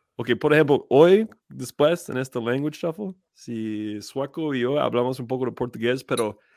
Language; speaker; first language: Spanish; non-native, fluent; English